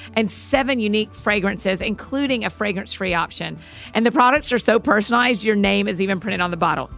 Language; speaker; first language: English; native; English